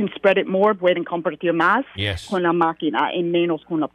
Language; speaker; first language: Spanish; non-native, learner; English